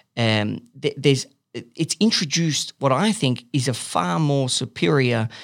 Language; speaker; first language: English; native; English